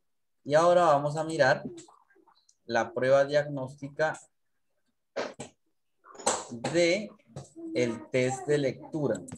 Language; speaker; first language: Spanish; native; Spanish